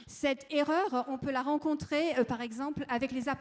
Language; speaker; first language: French; native; French